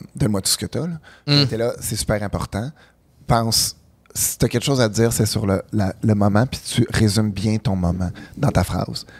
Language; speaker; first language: French; native; French